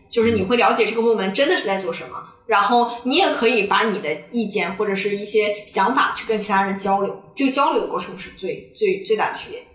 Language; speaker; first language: Chinese; native; Chinese